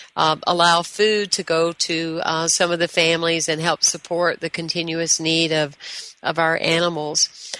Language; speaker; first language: English; native; English